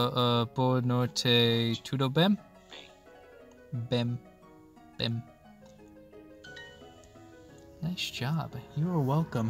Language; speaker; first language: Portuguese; non-native, learner; English